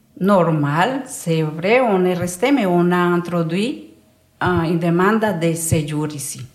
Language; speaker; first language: French; non-native, learner; Spanish